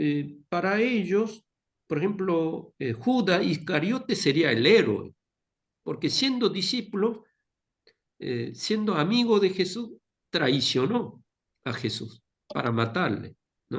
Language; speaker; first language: Spanish; non-native, fluent; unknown